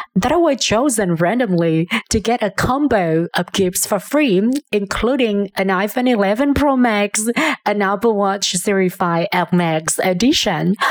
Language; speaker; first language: English; non-native, fluent; Vietnamese